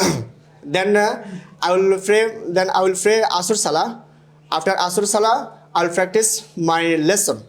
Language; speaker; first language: English; non-native, learner; Bangla